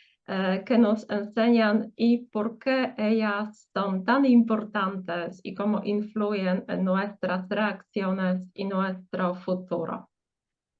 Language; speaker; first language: Spanish; non-native, fluent; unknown